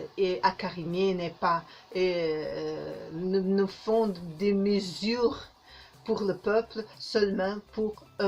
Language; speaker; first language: French; non-native, learner; Portuguese